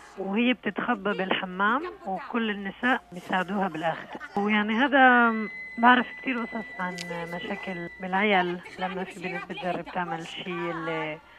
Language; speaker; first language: Arabic; early bilingual, heritage; Arabic